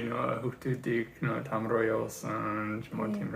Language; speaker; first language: Mongolian; early bilingual, heritage; English